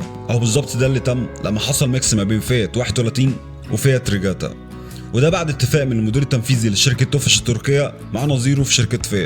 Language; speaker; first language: Arabic; native; Arabic